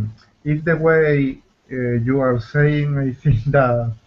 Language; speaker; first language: English; non-native, learner; Spanish